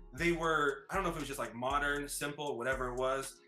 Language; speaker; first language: English; native; English